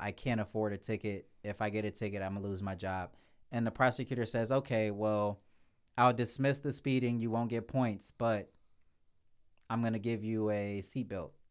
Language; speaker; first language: English; native; English